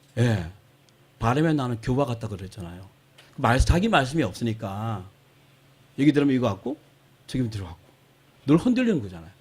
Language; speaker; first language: Korean; native; Korean